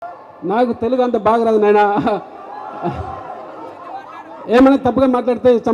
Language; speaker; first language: Telugu; non-native, learner; Tamil